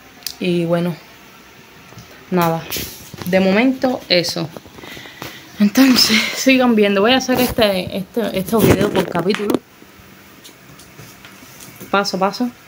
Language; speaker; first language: Spanish; native; Spanish